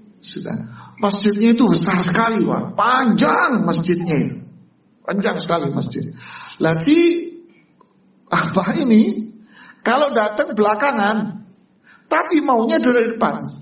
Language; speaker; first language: Indonesian; native; Indonesian